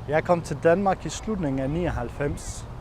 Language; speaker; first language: Danish; non-native, fluent; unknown